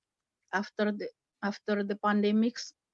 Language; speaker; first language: English; non-native, fluent; Indonesian